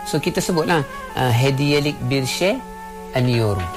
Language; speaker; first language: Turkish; non-native, learner; Malay